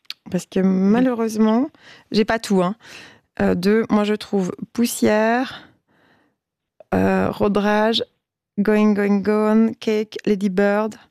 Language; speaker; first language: French; native; French